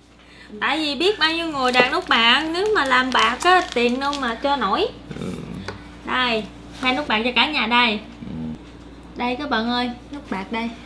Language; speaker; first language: Vietnamese; native; Vietnamese